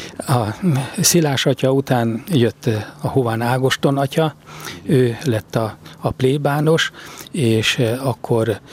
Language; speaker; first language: Hungarian; native; Hungarian